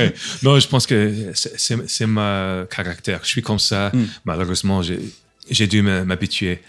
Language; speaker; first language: French; non-native, fluent; English